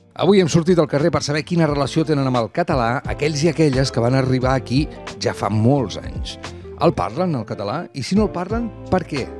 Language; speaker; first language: Catalan; native; Catalan